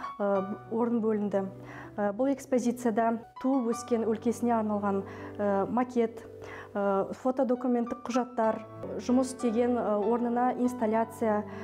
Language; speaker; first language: Kazakh; native; Kazakh